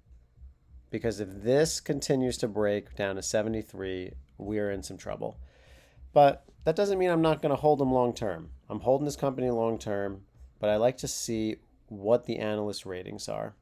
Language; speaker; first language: English; native; English